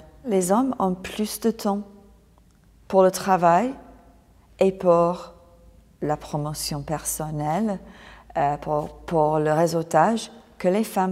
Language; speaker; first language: French; non-native, fluent; English